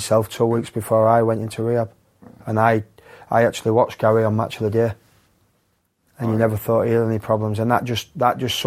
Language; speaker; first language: English; native; English